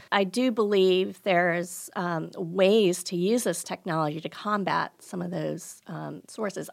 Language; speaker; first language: English; early bilingual, other home language; Gujarati